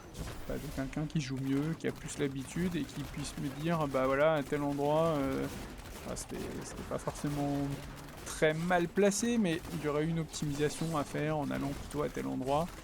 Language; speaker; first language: French; native; French